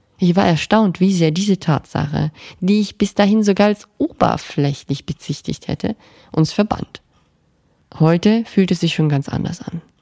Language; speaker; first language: German; non-native, fluent; Italian